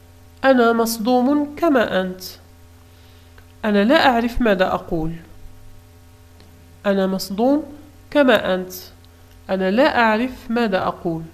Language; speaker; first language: Arabic; native; Arabic